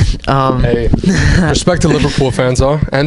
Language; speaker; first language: English; native; English